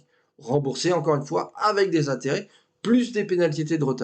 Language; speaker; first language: French; native; French